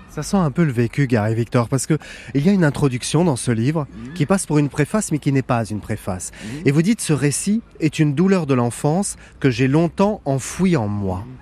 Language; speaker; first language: French; native; French